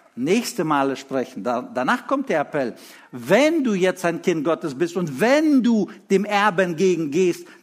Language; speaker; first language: German; early bilingual, other home language; Russian